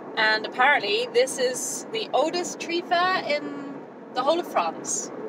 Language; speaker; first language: English; native; English